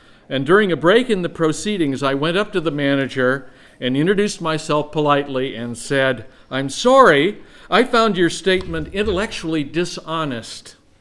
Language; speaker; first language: English; native; English